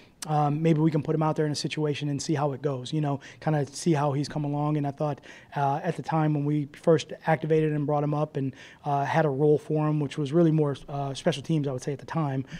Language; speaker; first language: English; native; English